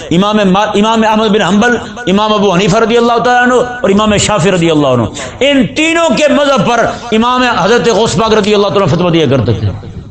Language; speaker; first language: Urdu; native; Urdu